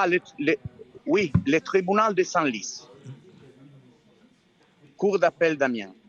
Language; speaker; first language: French; non-native, fluent; Italian